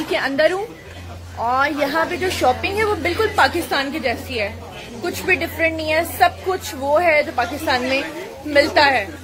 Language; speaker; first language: Urdu; non-native, local second language; Punjabi